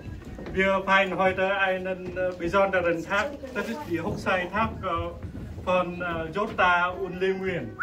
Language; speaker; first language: German; non-native, learner; Vietnamese